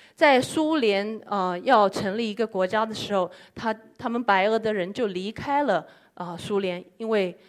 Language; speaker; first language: Chinese; non-native, fluent; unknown